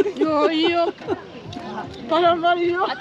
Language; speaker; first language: Turkish; non-native, learner; Kyrgyz